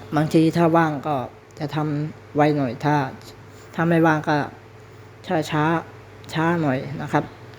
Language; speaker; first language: Thai; native; Thai